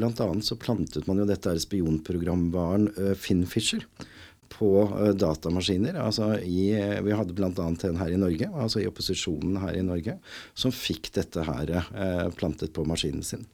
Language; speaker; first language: Norwegian; native; Norwegian